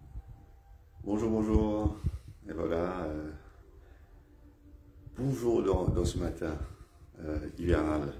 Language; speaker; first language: French; non-native, local second language; Morisyen